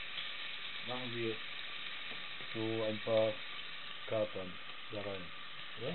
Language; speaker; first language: German; non-native, fluent; Italian